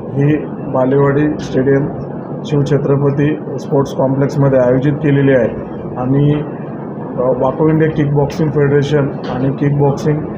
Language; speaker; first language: Hindi; native; Hindi